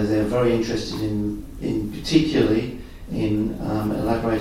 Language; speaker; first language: English; native; English